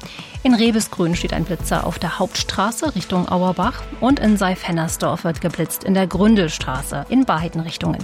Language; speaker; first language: German; native; German